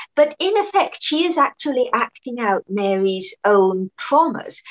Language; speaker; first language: English; native; English